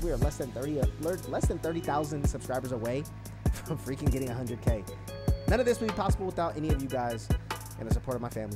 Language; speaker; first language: English; native; English